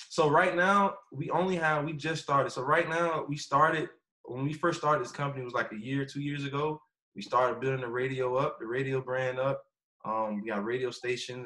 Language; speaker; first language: English; native; English